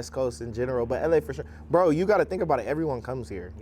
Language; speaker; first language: English; native; English